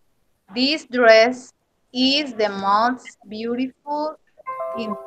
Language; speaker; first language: English; non-native, learner; Spanish